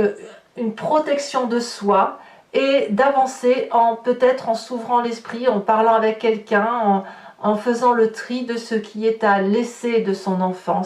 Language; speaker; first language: French; native; French